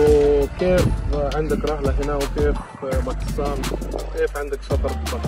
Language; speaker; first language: Arabic; non-native, learner; Urdu